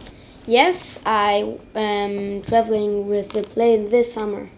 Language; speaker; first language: English; non-native, learner; German